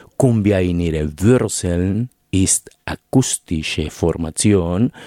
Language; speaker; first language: German; non-native, fluent; Spanish